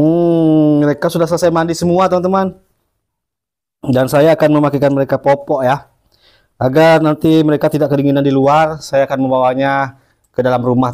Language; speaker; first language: Indonesian; native; Indonesian